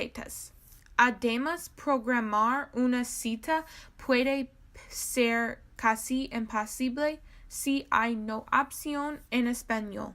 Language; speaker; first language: Spanish; non-native, learner; English